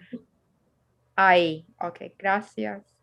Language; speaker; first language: Spanish; non-native, learner; English